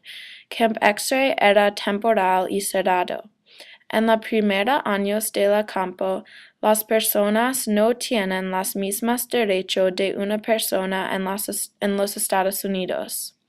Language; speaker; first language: Spanish; non-native, learner; English